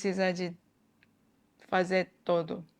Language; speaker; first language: Portuguese; non-native, learner; Japanese